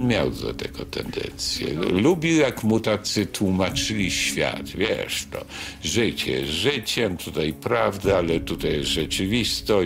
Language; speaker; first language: Polish; native; Polish